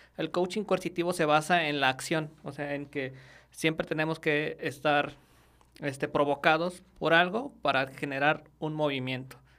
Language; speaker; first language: Spanish; native; Spanish